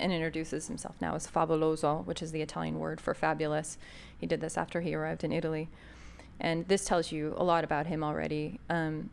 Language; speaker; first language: English; native; English